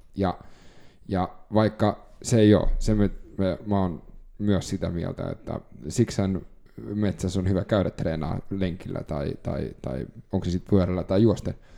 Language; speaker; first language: Finnish; native; Finnish